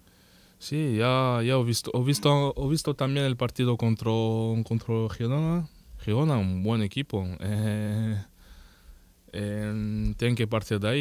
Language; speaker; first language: Spanish; non-native, learner; French